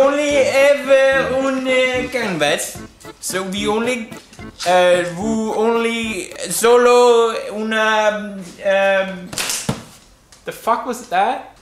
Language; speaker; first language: English; non-native, fluent; Swedish